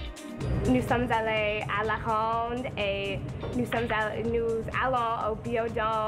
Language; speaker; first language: French; non-native, learner; English